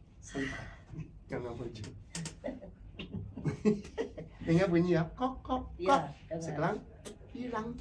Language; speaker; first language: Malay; non-native, local second language; Cantonese